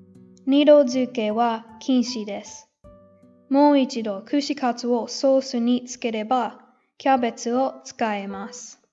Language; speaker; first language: Japanese; non-native, learner; English